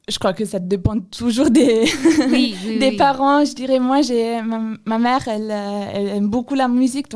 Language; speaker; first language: French; non-native, fluent; German